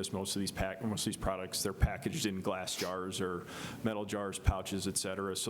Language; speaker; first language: English; native; English